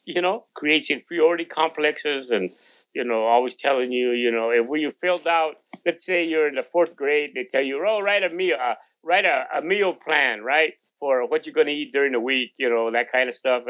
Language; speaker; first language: English; non-native, local second language; Spanish